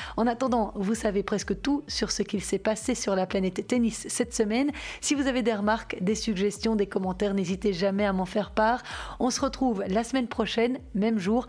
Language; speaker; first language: French; native; French